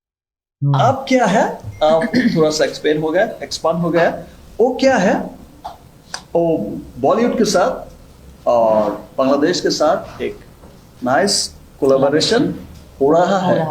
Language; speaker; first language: Hindi; non-native, fluent; Bangla